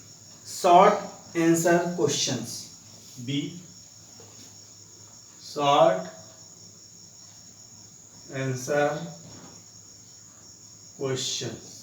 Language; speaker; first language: English; non-native, local second language; Hindi